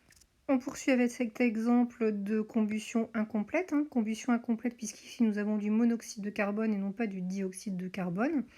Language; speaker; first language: French; native; French